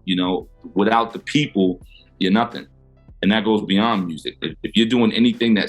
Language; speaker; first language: English; native; English